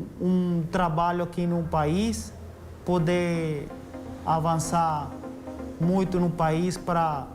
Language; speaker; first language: Portuguese; non-native, learner; Spanish